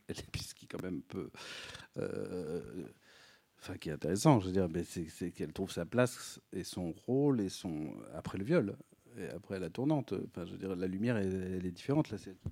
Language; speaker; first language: French; native; French